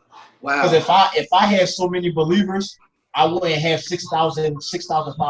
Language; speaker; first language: English; native; English